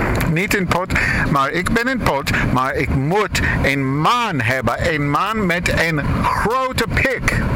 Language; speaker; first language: Dutch; non-native, learner; English